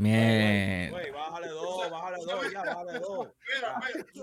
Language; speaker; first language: Spanish; native; Spanish